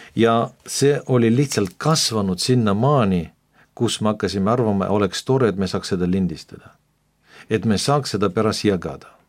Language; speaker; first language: Estonian; non-native, local second language; Russian